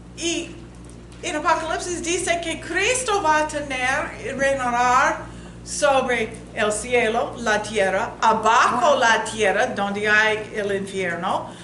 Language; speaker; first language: Spanish; non-native, learner; English